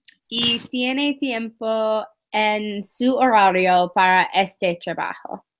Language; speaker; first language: Spanish; non-native, learner; English